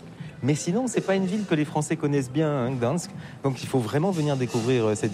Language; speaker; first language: French; native; French